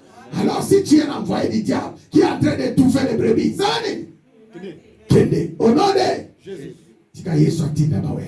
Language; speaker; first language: French; non-native, local second language; Lingala